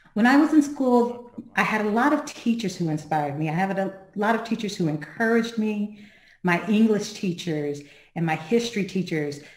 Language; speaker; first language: English; native; English